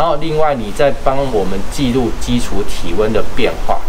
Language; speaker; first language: Chinese; native; Chinese